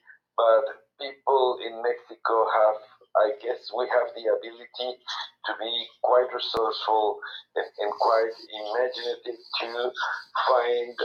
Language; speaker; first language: English; non-native, fluent; Spanish